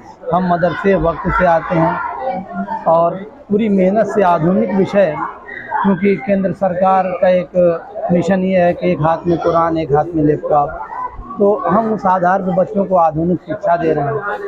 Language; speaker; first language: Hindi; native; Hindi